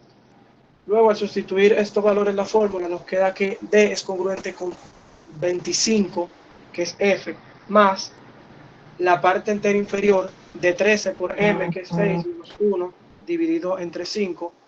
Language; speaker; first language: Spanish; native; Spanish